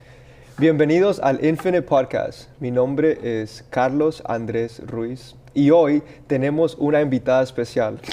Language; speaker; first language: Spanish; early bilingual, heritage; Spanish